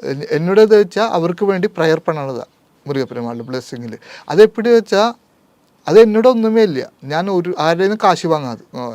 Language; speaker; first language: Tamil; non-native, local second language; Malayalam